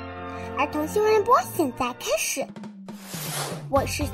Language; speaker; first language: Chinese; native; Chinese